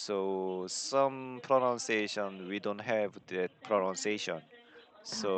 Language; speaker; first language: English; non-native, learner; Korean